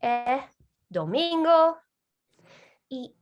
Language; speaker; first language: Portuguese; non-native, fluent; English